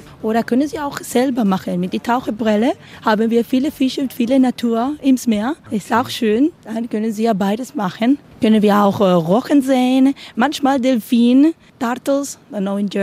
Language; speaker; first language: German; non-native, learner; Spanish